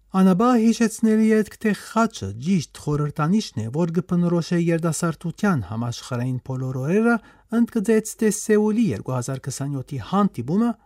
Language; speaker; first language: Armenian; early bilingual, heritage; Armenian